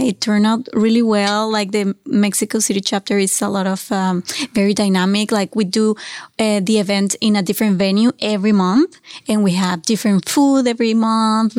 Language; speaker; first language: English; non-native, fluent; Spanish